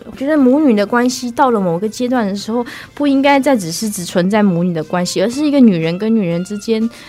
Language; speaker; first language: Chinese; early bilingual, other home language; Burmese